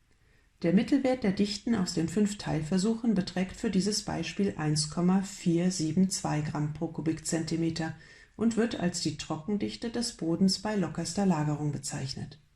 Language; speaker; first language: German; native; German